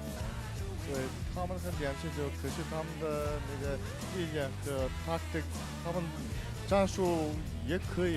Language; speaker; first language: Chinese; non-native, learner; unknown